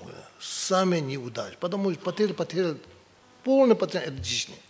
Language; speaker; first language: Russian; non-native, learner; Tibetan